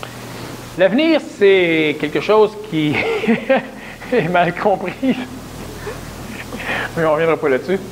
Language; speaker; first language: French; native; French